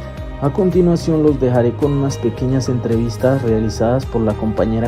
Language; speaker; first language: Spanish; native; Spanish